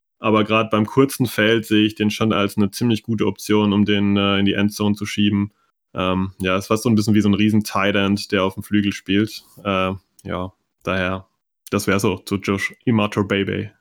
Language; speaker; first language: German; native; German